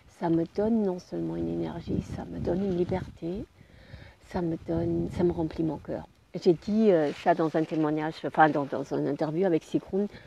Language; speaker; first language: French; non-native, fluent; German